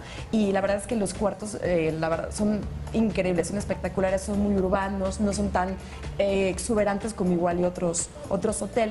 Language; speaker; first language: Spanish; native; Spanish